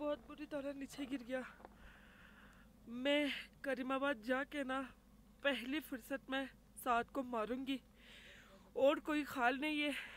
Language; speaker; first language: Hindi; non-native, fluent; Turkish